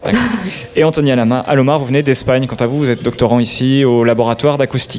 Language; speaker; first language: French; native; French